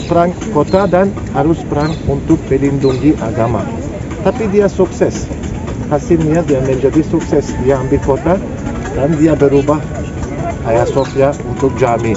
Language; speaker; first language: Indonesian; non-native, learner; Turkish